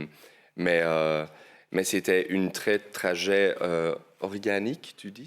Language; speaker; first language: French; non-native, local second language; Dutch